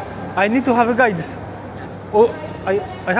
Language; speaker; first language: English; non-native, learner; French